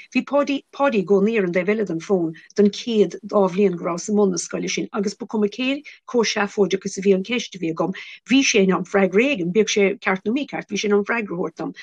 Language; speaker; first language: Irish; non-native, local second language; English